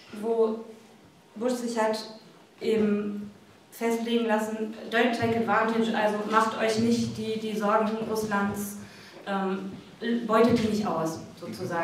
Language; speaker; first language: German; native; German